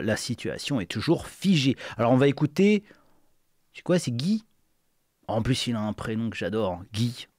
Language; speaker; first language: French; native; French